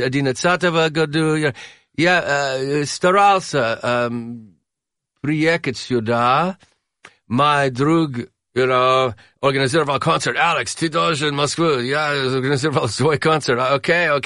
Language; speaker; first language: Russian; non-native, learner; English